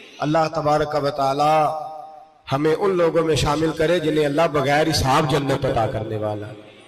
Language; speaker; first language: Urdu; non-native, local second language; Punjabi